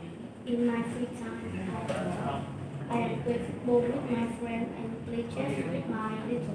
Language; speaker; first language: English; non-native, learner; Vietnamese